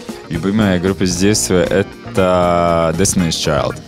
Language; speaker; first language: Russian; non-native, fluent; Latvian